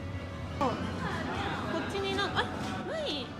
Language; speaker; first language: Japanese; non-native, fluent; Korean